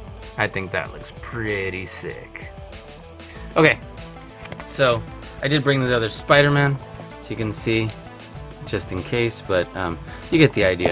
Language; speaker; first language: English; native; English